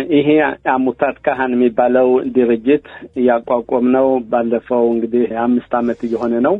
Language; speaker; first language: Amharic; early bilingual, heritage; Amharic